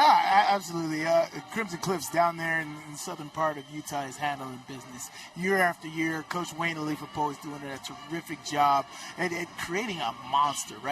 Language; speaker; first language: English; native; English